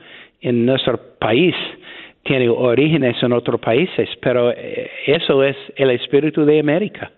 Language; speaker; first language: Spanish; non-native, fluent; English